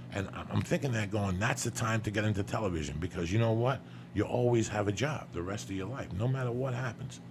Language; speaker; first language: English; non-native, fluent; Spanish